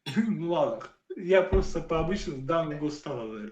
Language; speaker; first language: Russian; native; Russian